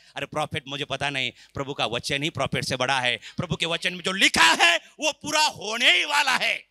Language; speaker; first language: Hindi; non-native, local second language; Marathi